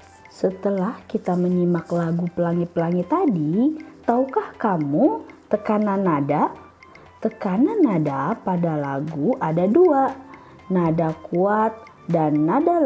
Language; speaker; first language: Indonesian; native; Indonesian